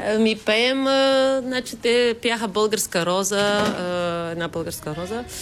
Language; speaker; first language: Bulgarian; native; Bulgarian